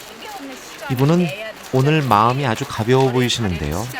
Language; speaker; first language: Korean; native; Korean